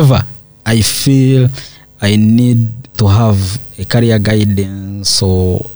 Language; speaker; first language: English; non-native, local second language; Nyankole